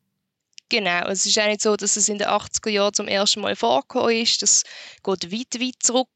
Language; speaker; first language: German; native; German